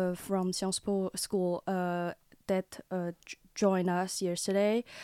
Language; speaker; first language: English; non-native, learner; Chinese